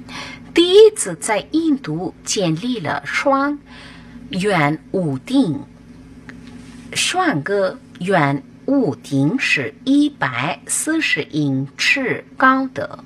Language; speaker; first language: Chinese; non-native, fluent; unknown